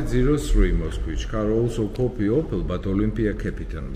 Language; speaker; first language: English; non-native, learner; Georgian